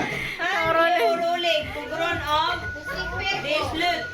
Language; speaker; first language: Swedish; non-native, learner; Cebuano